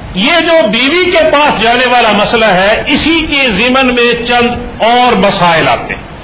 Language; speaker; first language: Urdu; native; Urdu